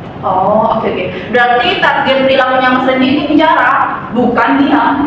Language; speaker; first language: Indonesian; native; Indonesian